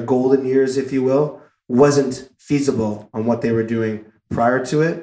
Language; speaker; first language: English; native; English